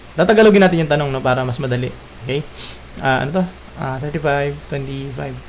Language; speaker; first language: Filipino; native; Filipino